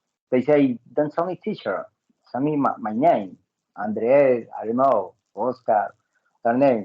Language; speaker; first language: English; non-native, learner; Spanish